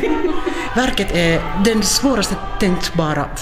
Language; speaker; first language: Swedish; non-native, fluent; Finnish